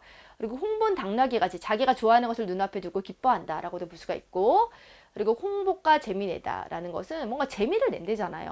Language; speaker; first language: Korean; native; Korean